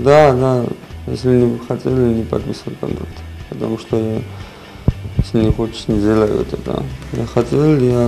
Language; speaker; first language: Russian; non-native, learner; Georgian